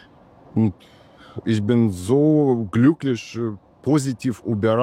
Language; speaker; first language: German; non-native, learner; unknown